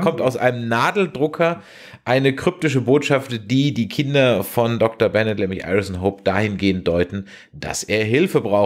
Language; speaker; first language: German; native; German